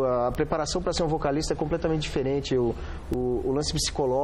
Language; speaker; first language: Portuguese; native; Portuguese